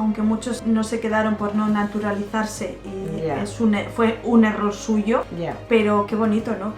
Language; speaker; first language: Spanish; native; Spanish